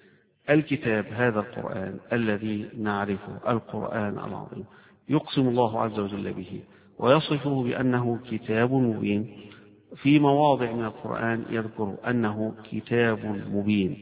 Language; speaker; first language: Arabic; native; Arabic